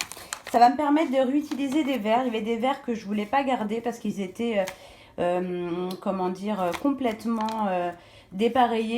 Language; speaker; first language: French; native; French